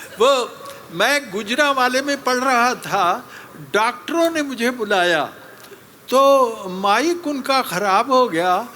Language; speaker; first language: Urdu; non-native, local second language; Punjabi